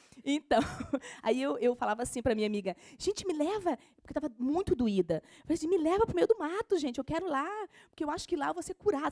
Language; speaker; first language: Portuguese; native; Portuguese